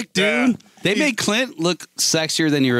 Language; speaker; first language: English; native; English